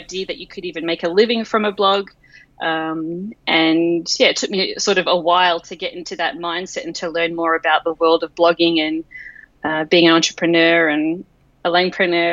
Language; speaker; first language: English; native; English